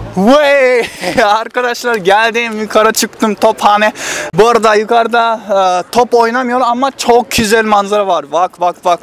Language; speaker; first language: Turkish; non-native, learner; Japanese